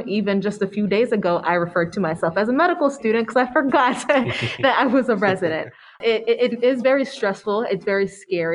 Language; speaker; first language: English; native; English